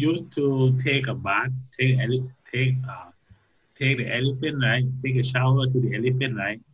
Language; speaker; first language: English; non-native, learner; Thai